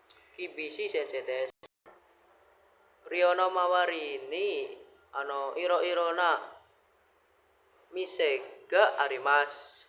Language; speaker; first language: Japanese; non-native, learner; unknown